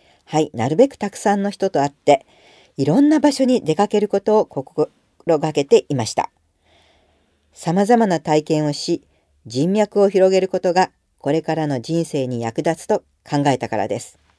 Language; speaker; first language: Japanese; non-native, fluent; Hungarian